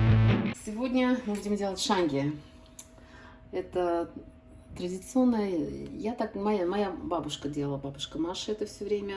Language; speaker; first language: Russian; native; Russian